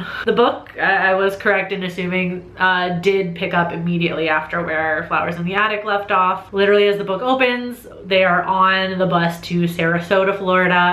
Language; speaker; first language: English; native; English